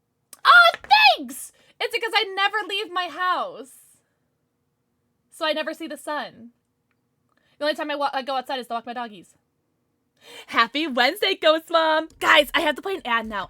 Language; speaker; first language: English; native; English